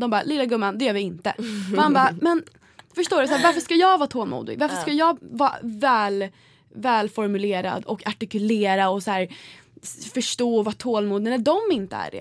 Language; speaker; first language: Swedish; native; Swedish